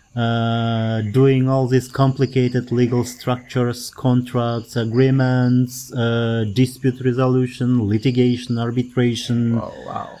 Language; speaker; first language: English; non-native, fluent; Kazakh